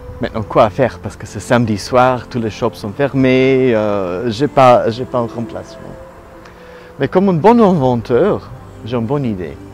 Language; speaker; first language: French; non-native, learner; Italian